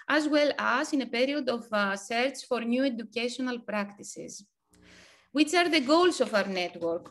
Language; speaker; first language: English; non-native, fluent; Ukrainian